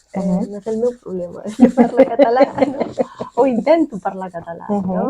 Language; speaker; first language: Catalan; non-native, fluent; Spanish